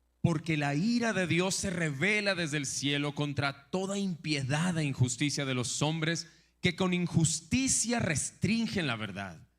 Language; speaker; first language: Spanish; native; Spanish